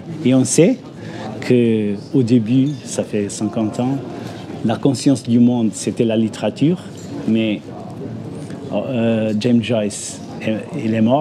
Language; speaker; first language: French; non-native, fluent; Portuguese